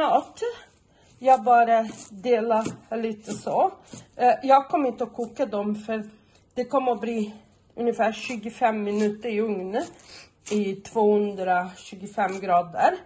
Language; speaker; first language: Swedish; non-native, fluent; Portuguese